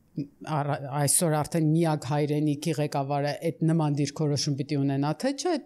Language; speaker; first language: Armenian; early bilingual, heritage; Armenian